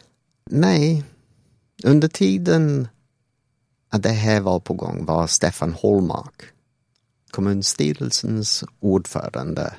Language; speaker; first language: Swedish; non-native, fluent; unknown